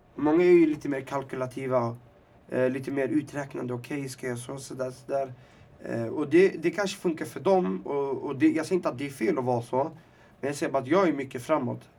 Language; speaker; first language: Swedish; early bilingual, other home language; Arabic